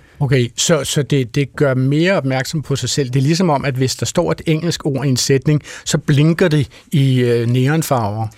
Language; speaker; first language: Danish; native; Danish